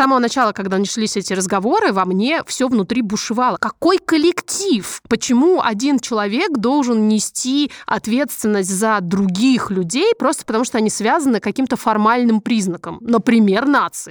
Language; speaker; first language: Russian; native; Russian